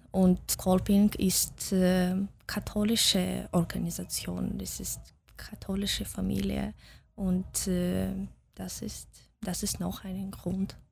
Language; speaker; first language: German; non-native, learner; Russian